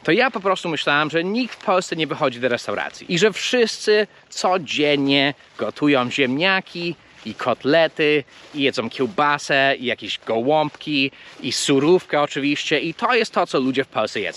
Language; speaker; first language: Polish; early bilingual, heritage; Polish